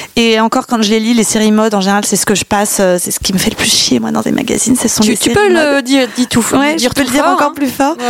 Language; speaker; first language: French; native; French